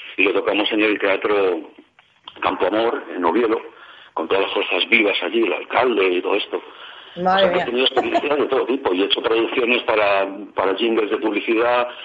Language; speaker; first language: Spanish; native; Spanish